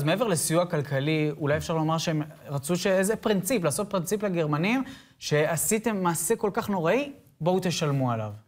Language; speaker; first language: Hebrew; native; Hebrew